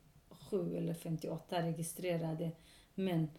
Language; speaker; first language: Swedish; non-native, local second language; Kurdish